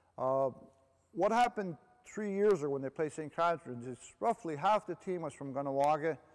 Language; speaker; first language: English; native; English